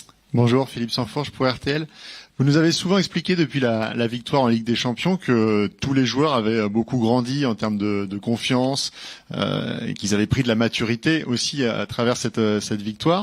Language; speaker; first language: French; native; French